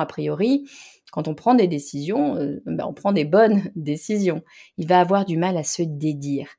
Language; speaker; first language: French; native; French